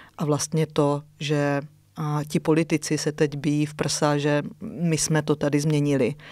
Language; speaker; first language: Czech; native; Czech